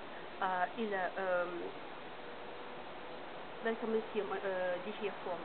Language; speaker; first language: Danish; non-native, fluent; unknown